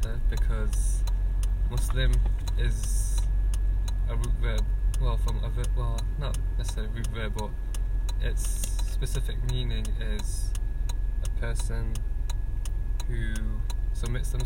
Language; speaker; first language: English; native; English